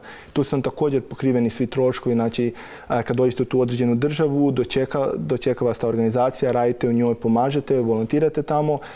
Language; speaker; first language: Croatian; native; Croatian